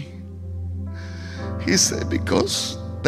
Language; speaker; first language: English; non-native, fluent; Spanish